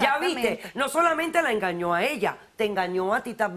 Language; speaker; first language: Spanish; native; Spanish